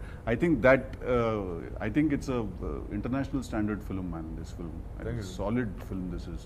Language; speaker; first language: Telugu; native; Telugu